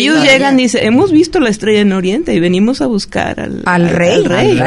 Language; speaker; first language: Spanish; native; Spanish